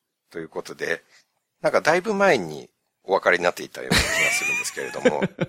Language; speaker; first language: Japanese; native; Japanese